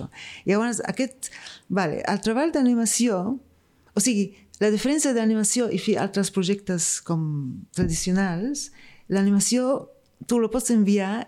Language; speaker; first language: Catalan; non-native, fluent; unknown